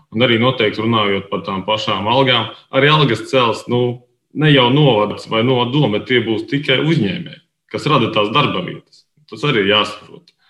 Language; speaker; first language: Latvian; native; Latvian